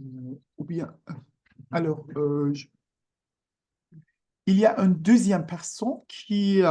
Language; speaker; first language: French; non-native, learner; Turkish